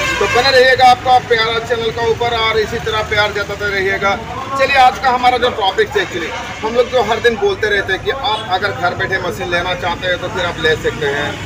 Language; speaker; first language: Hindi; non-native, local second language; Bangla